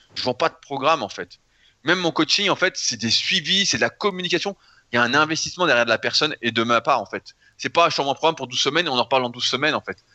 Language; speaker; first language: French; native; French